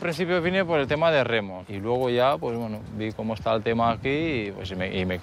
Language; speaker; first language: Spanish; non-native, fluent; Romanian